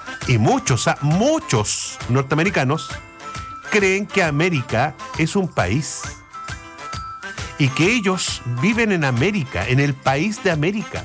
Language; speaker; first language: Spanish; native; Spanish